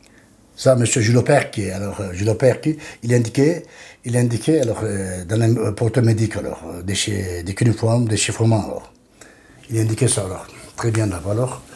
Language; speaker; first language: French; non-native, learner; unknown